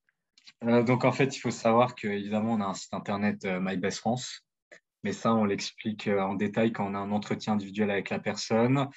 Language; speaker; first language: French; native; French